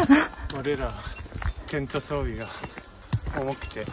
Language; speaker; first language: Japanese; native; Japanese